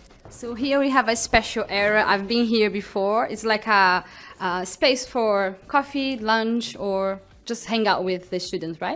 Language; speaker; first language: English; non-native, fluent; Portuguese